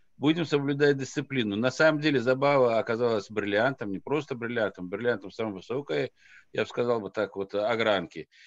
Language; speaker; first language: Russian; non-native, local second language; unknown